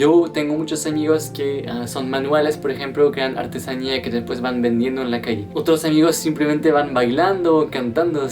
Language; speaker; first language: Spanish; non-native, fluent; French